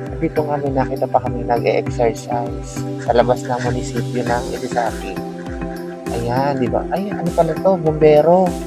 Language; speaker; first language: Filipino; native; Filipino